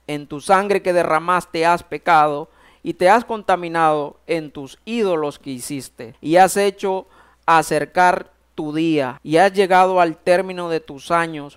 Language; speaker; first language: Spanish; native; Spanish